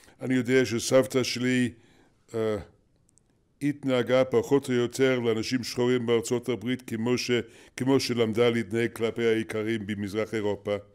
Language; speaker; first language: Hebrew; non-native, fluent; English